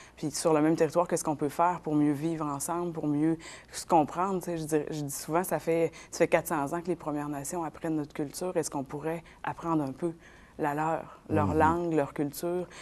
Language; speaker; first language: French; non-native, local second language; Innu-aimun